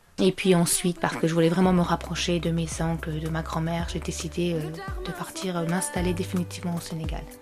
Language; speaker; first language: French; non-native, local second language; Arabic